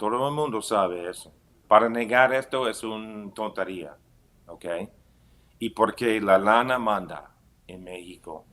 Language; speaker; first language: Spanish; non-native, fluent; English